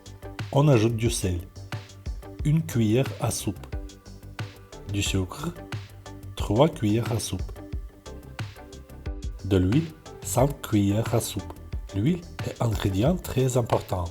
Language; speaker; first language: French; non-native, fluent; Russian